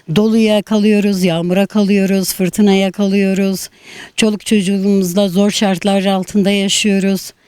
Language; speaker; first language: Turkish; non-native, local second language; Kurdish